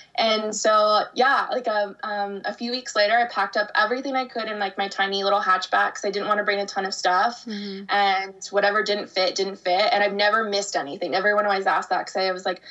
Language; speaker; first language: English; native; English